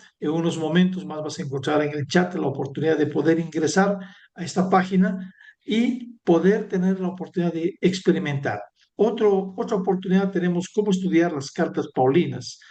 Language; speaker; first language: Spanish; native; Spanish